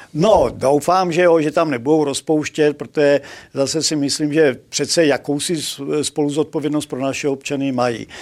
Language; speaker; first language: Czech; native; Czech